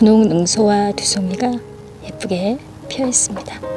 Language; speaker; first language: Korean; native; Korean